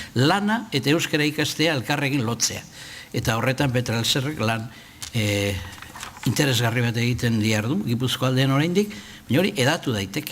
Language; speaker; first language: Basque; native; Basque